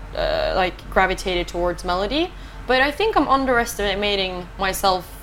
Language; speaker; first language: English; non-native, fluent; Norwegian